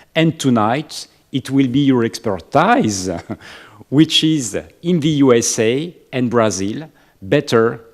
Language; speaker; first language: English; non-native, learner; French